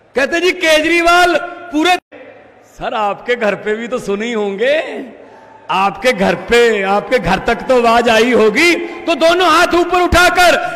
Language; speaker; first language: Hindi; native; Hindi